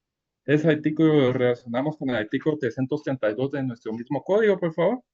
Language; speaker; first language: Spanish; native; Spanish